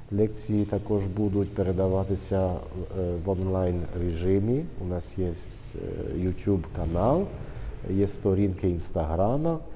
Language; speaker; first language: Ukrainian; early bilingual, heritage; Ukrainian